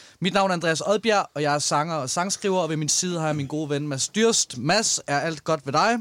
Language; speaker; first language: Danish; native; Danish